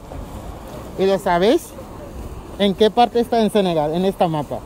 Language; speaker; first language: Spanish; non-native, fluent; Wolof